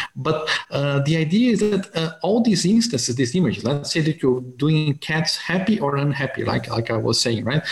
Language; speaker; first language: English; non-native, fluent; Portuguese